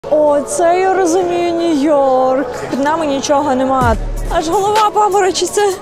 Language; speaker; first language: Ukrainian; native; Ukrainian